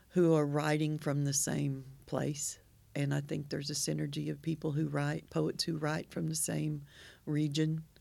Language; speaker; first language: English; native; English